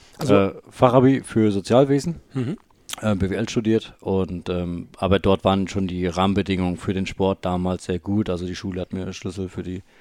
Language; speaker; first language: German; native; German